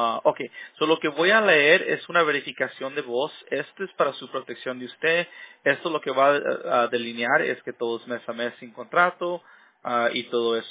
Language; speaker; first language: Spanish; early bilingual, heritage; Spanish